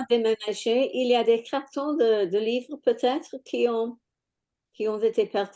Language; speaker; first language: French; non-native, fluent; English